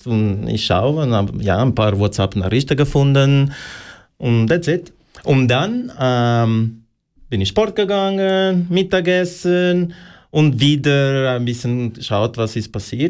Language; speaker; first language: German; non-native, learner; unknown